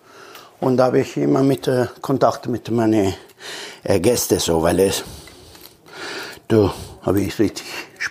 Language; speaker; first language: German; non-native, learner; Italian